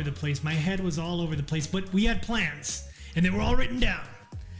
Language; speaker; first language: English; native; English